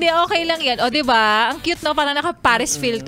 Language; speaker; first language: Filipino; native; Filipino